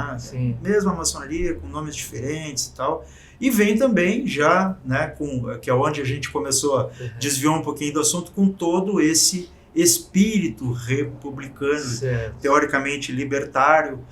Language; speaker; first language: Portuguese; native; Portuguese